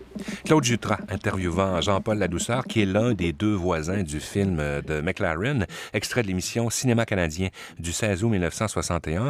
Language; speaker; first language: French; native; French